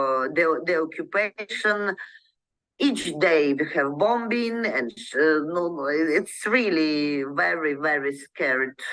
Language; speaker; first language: English; non-native, learner; Ukrainian